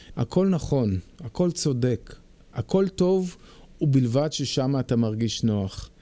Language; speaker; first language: Hebrew; early bilingual, heritage; Hebrew